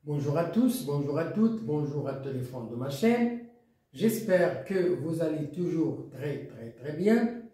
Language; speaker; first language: French; non-native, local second language; Arabic